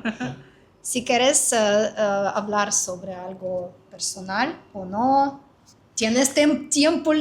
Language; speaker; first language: Spanish; non-native, fluent; Russian